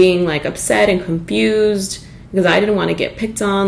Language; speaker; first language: English; early bilingual, other home language; Spanish